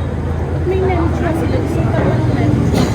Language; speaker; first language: Filipino; native; Filipino